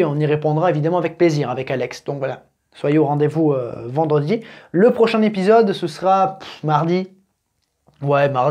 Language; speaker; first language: French; native; French